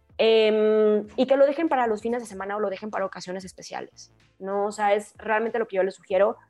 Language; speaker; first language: Spanish; native; Spanish